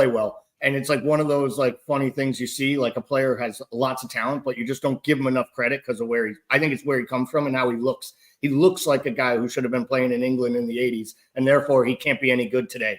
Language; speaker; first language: English; native; English